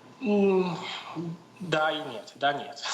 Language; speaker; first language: Russian; non-native, learner; English